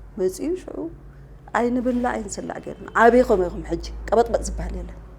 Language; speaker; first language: Tigrinya; non-native, local second language; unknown